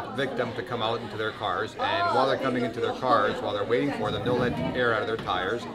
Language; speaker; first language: English; native; English